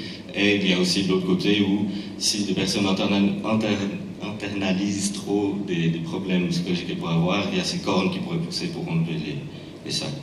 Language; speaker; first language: French; native; French